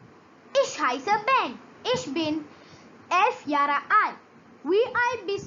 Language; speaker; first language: German; non-native, learner; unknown